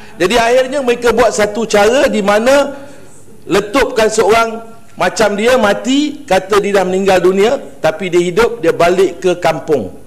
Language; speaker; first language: Malay; non-native, local second language; Tamil